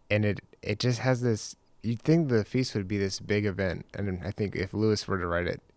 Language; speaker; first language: English; native; English